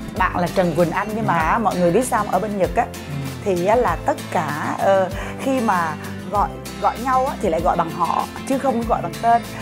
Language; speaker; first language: Vietnamese; native; Vietnamese